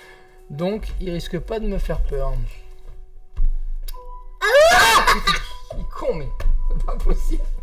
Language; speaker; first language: French; native; French